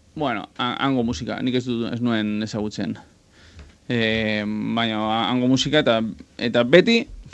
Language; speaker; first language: Basque; non-native, local second language; Spanish